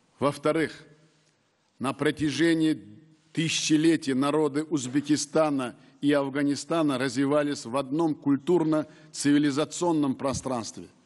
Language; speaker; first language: Russian; non-native, local second language; Uzbek